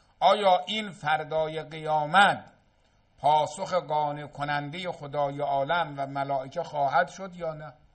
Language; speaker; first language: Persian; native; Persian